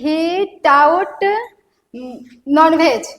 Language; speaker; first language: English; non-native, learner; Hindi